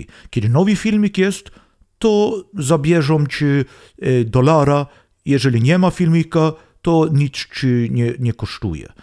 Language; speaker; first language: Polish; non-native, learner; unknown